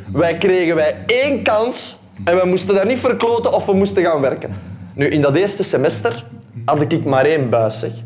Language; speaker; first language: Dutch; native; Dutch